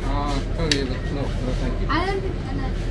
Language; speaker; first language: English; non-native, learner; Japanese